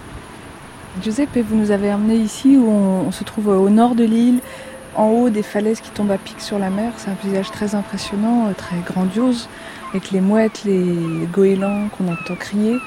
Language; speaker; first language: French; native; French